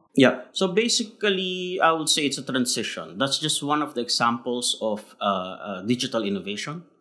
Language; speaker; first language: English; non-native, local second language; Filipino